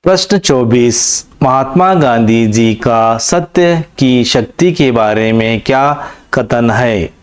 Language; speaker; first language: Hindi; non-native, local second language; Kannada